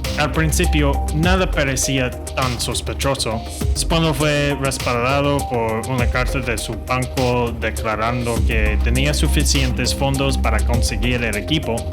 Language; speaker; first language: Spanish; non-native, fluent; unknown